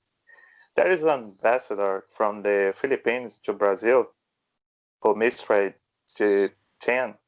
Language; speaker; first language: English; non-native, learner; Portuguese